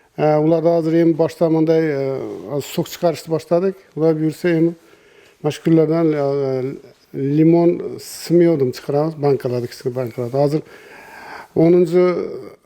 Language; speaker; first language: Kyrgyz; non-native, local second language; Uzbek